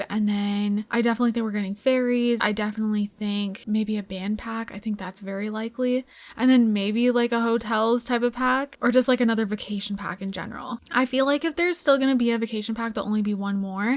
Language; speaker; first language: English; native; English